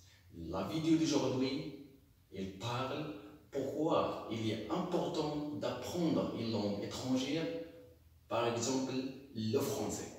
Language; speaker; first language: French; non-native, local second language; Arabic